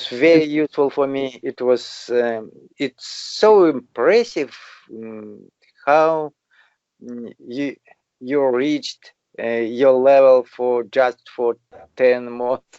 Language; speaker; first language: English; non-native, learner; Russian